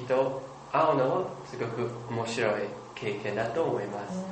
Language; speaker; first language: Japanese; non-native, learner; English